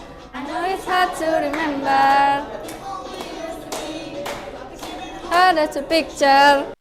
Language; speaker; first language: English; non-native, fluent; Indonesian